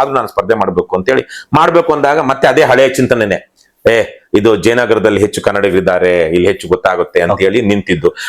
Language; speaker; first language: Kannada; native; Kannada